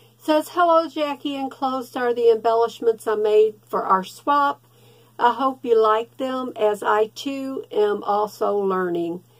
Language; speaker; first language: English; native; English